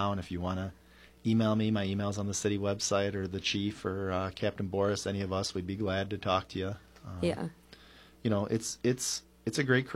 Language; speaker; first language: English; native; English